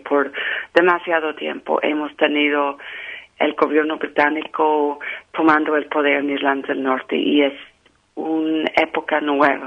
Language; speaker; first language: Spanish; non-native, fluent; English